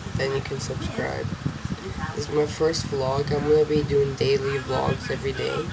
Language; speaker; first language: English; native; English